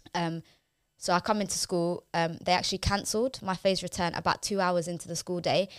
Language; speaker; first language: English; native; English